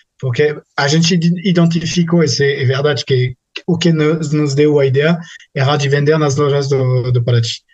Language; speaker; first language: Portuguese; non-native, fluent; French